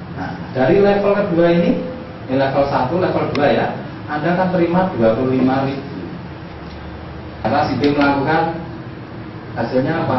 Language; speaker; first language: Indonesian; native; Indonesian